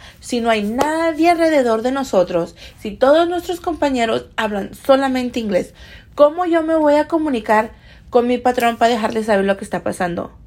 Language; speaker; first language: Spanish; early bilingual, heritage; Spanish